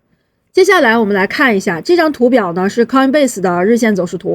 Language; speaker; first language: Chinese; native; Chinese